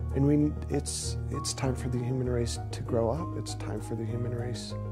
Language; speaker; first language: English; native; English